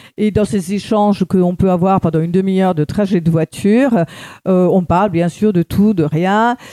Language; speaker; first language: French; native; French